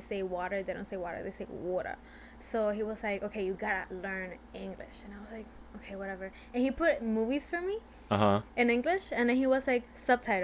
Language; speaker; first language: English; non-native, fluent; Spanish